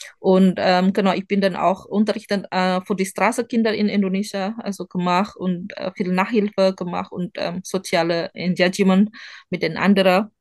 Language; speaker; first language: German; non-native, learner; Indonesian